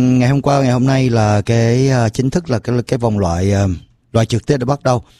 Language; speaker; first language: Vietnamese; early bilingual, heritage; Vietnamese